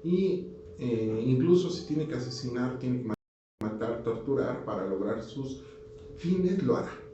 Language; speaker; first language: Spanish; native; Spanish